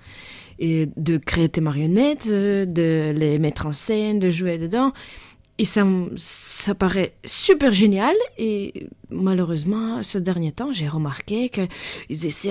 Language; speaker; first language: French; non-native, fluent; Russian